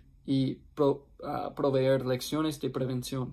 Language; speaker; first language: Spanish; non-native, fluent; English